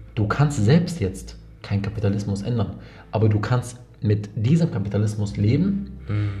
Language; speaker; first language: German; non-native, fluent; Arabic